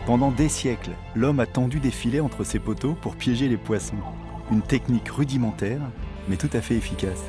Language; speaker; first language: French; native; French